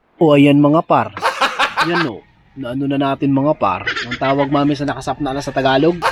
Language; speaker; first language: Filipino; non-native, local second language; Masbatenyo